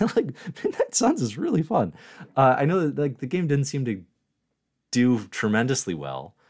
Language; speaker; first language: English; native; English